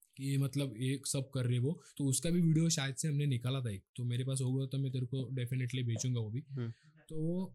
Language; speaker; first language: Hindi; non-native, local second language; Marathi